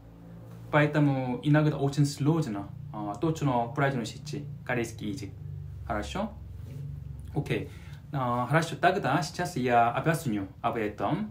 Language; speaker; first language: Russian; non-native, learner; Korean